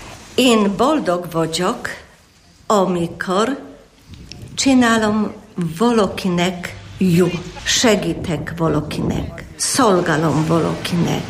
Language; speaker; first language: Hungarian; non-native, learner; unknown